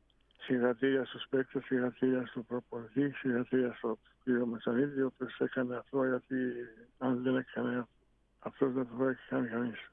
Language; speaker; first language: Greek; non-native, fluent; Bosnian